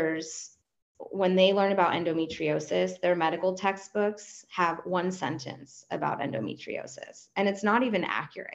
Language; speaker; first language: English; non-native, fluent; Spanish